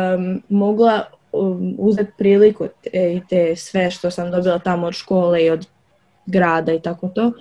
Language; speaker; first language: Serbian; early bilingual, other home language; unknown